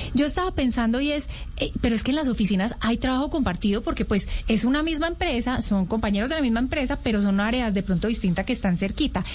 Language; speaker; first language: Spanish; native; Spanish